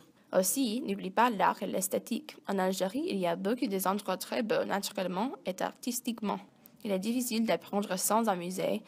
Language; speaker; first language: French; non-native, learner; English